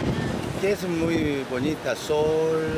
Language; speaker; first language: Spanish; non-native, learner; Korean